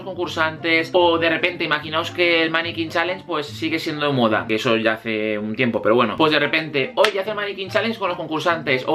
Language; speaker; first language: Spanish; native; Spanish